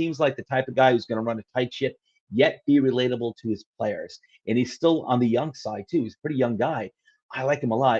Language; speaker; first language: English; native; English